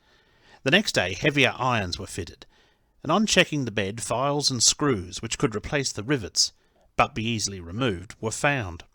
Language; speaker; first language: English; native; English